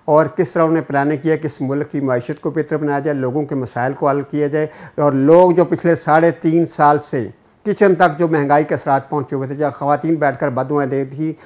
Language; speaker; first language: Urdu; non-native, local second language; Punjabi